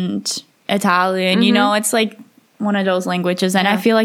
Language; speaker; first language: English; early bilingual, heritage; English